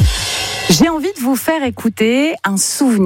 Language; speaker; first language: French; native; French